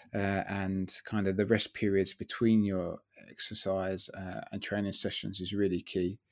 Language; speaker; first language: English; native; English